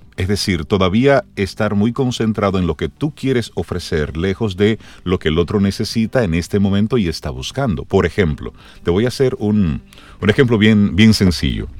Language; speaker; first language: Spanish; native; Spanish